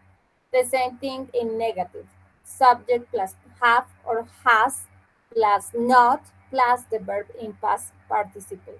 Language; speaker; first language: English; non-native, fluent; Spanish